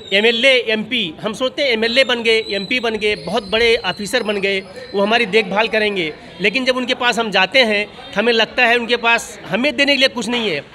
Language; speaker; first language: Hindi; native; Hindi